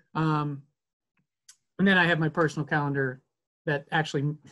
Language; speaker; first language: English; native; English